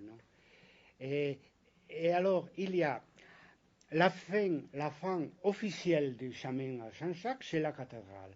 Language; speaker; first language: French; non-native, fluent; Spanish